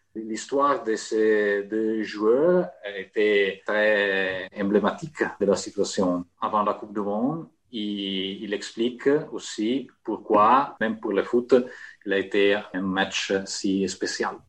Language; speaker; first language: French; non-native, fluent; Italian